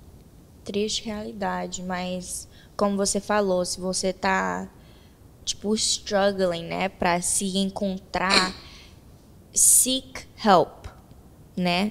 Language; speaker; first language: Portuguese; early bilingual, heritage; Portuguese